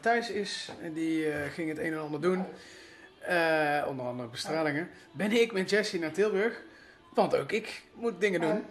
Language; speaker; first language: Dutch; native; Dutch